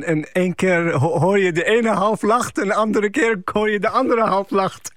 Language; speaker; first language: Dutch; non-native, fluent; Arabic